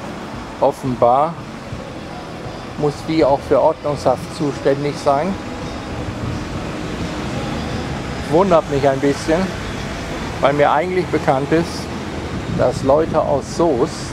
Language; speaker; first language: German; native; German